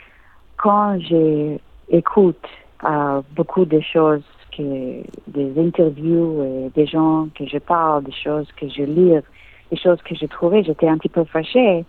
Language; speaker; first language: French; non-native, learner; English